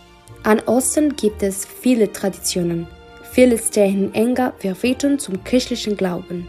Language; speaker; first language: German; non-native, learner; Spanish